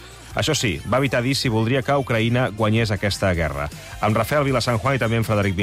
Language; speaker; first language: Catalan; native; Catalan